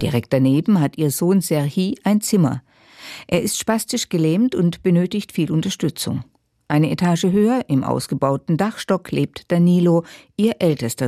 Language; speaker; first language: German; native; German